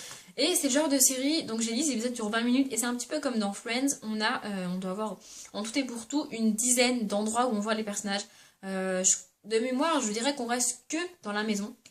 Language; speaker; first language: French; native; French